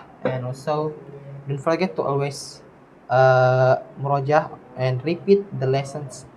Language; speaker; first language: English; non-native, learner; Indonesian